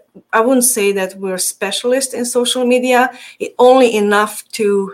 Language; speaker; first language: English; non-native, fluent; Hungarian